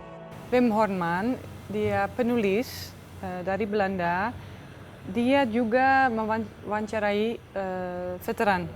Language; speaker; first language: Indonesian; non-native, fluent; Dutch